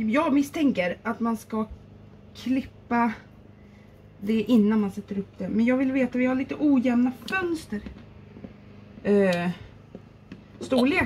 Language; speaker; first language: Swedish; native; Swedish